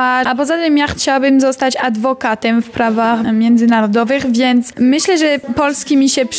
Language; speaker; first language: Polish; early bilingual, heritage; French